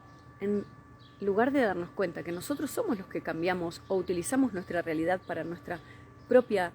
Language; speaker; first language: Spanish; native; Spanish